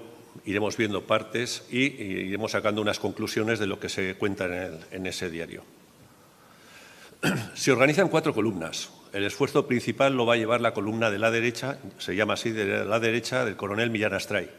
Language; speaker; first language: Spanish; native; Spanish